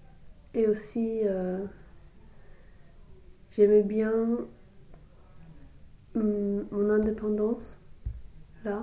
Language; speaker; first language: French; non-native, fluent; English